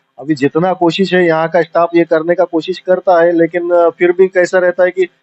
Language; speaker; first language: Hindi; non-native, local second language; Marathi